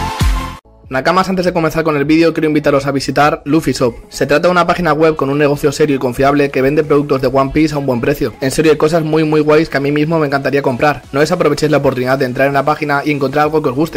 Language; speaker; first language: Spanish; native; Spanish